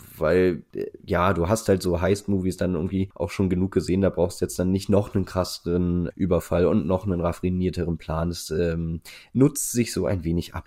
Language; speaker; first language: German; native; German